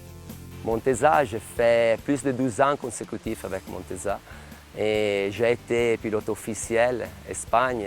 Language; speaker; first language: French; non-native, local second language; Italian